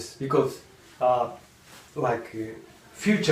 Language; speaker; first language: English; non-native, learner; Japanese